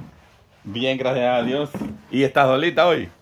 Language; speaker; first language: Spanish; native; Spanish